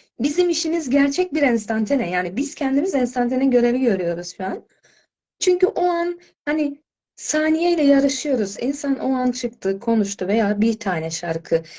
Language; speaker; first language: Turkish; non-native, fluent; Azerbaijani